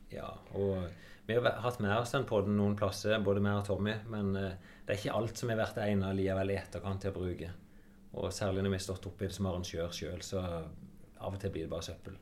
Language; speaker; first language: Norwegian; native; Norwegian